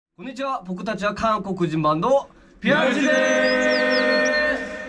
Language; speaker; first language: Japanese; non-native, fluent; Korean